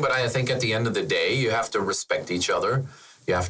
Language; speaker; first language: English; non-native, fluent; German